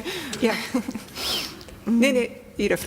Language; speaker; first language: German; non-native, fluent; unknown